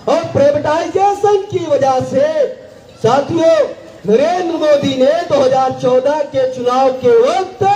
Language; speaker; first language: Hindi; non-native, local second language; Marathi